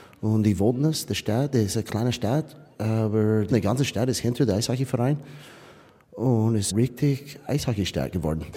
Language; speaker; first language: German; non-native, fluent; English